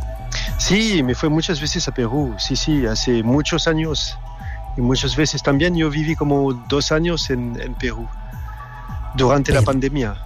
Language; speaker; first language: Spanish; non-native, learner; French